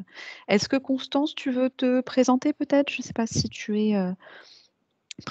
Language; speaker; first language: French; native; French